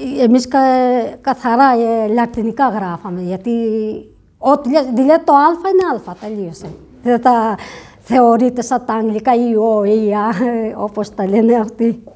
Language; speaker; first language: Greek; non-native, fluent; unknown